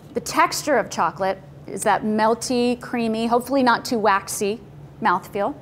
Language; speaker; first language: English; native; English